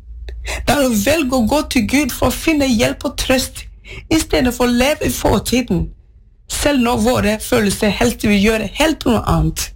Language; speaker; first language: Norwegian; non-native, fluent; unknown